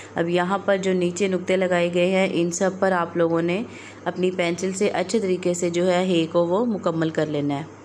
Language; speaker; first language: Urdu; non-native, local second language; Punjabi